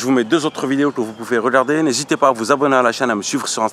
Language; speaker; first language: French; native; French